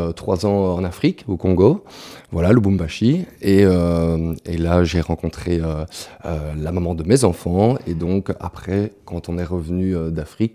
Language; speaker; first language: French; native; French